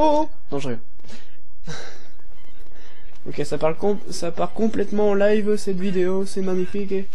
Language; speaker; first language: French; native; French